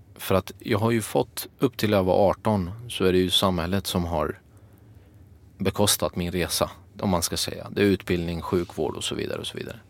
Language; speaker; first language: Swedish; early bilingual, other home language; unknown